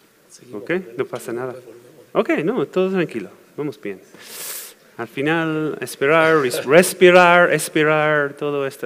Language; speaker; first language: Spanish; non-native, fluent; English